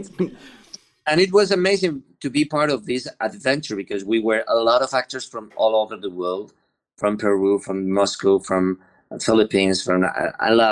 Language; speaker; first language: English; non-native, learner; Spanish